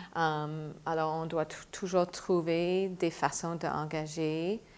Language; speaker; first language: French; non-native, fluent; English